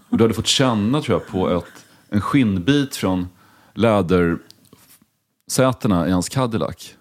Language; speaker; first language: Swedish; native; Swedish